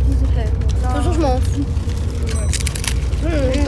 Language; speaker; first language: French; native; French